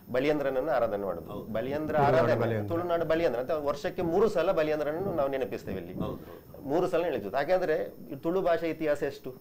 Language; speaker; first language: Kannada; non-native, local second language; Tulu